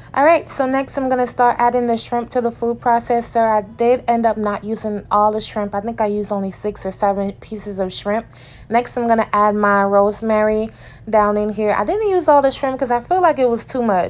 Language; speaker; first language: English; native; English